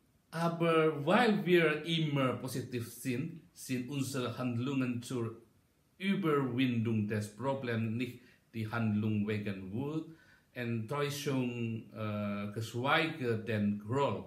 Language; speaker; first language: German; non-native, learner; Indonesian